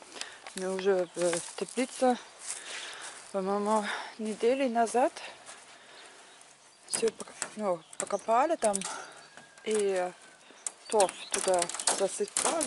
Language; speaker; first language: Russian; non-native, learner; German